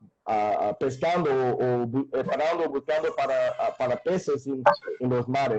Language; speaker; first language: Spanish; non-native, fluent; English